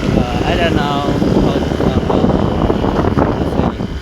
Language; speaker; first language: English; non-native, learner; Indonesian